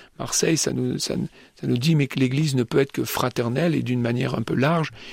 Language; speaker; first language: French; native; French